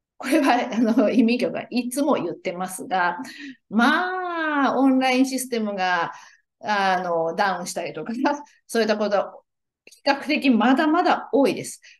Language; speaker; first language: Japanese; native; Japanese